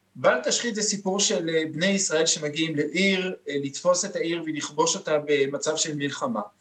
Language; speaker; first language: Hebrew; non-native, fluent; French